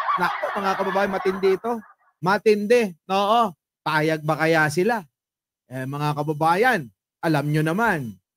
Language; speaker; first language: Filipino; native; Filipino